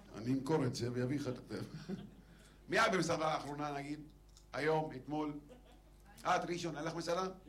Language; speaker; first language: Hebrew; non-native, local second language; Arabic